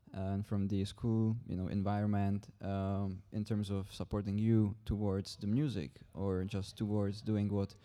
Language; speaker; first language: English; non-native, fluent; Czech